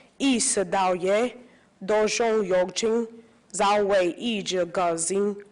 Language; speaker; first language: Chinese; non-native, learner; English